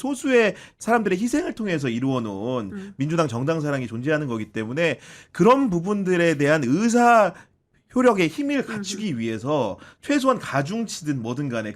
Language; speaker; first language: Korean; native; Korean